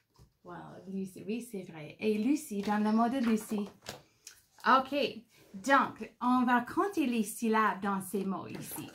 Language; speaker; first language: French; non-native, fluent; English